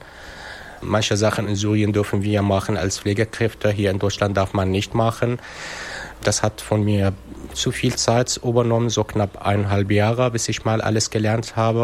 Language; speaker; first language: German; non-native, fluent; Arabic